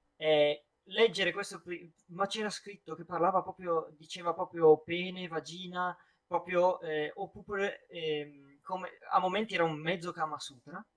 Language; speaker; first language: Italian; native; Italian